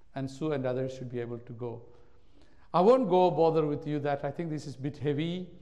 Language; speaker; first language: English; non-native, local second language; Malayalam